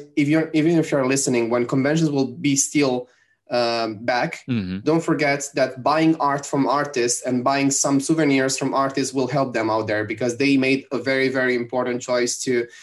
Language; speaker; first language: English; non-native, fluent; Italian